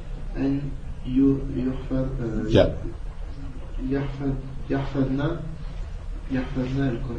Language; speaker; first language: Arabic; non-native, learner; French